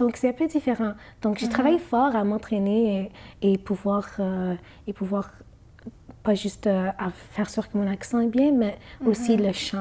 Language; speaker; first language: French; non-native, fluent; Arabic